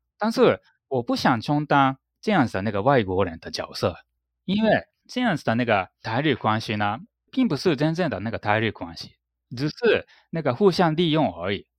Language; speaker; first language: Chinese; non-native, fluent; Japanese